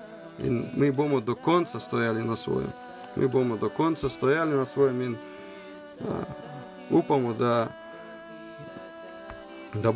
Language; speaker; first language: Slovenian; non-native, learner; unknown